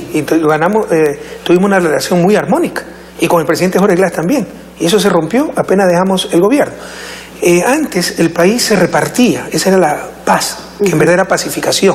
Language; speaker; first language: Spanish; native; Spanish